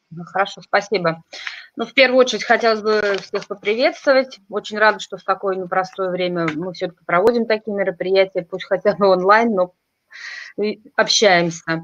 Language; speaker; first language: Russian; native; Russian